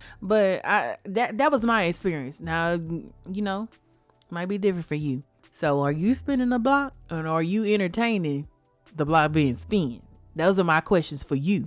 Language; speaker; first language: English; native; English